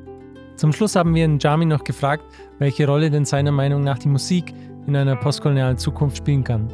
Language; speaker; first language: German; native; German